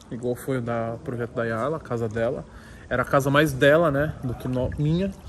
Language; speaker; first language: Portuguese; native; Portuguese